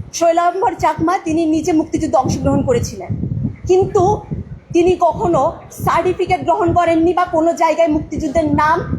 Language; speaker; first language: Bangla; non-native, local second language; Chakma